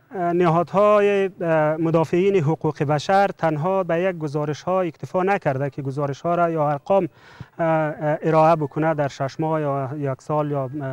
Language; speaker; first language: Persian; native; Persian